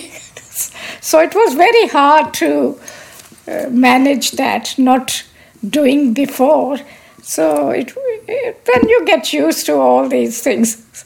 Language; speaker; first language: English; non-native, local second language; Punjabi